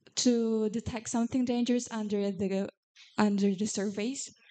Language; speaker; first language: English; non-native, fluent; Indonesian